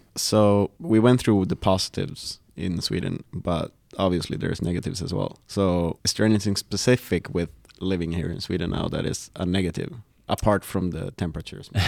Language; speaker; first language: English; non-native, fluent; Swedish